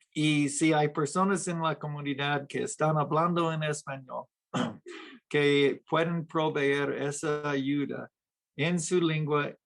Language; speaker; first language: Spanish; non-native, fluent; English